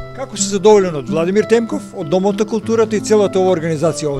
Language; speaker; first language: Macedonian; native; Macedonian